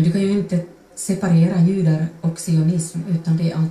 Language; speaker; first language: Swedish; non-native, fluent; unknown